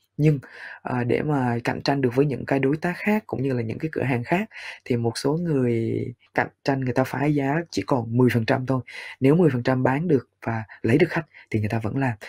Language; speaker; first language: Vietnamese; native; Vietnamese